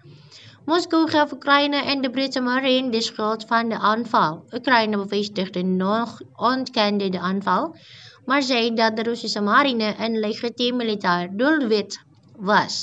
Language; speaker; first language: Dutch; non-native, fluent; Indonesian